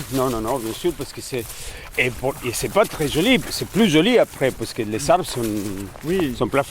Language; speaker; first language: French; non-native, fluent; Spanish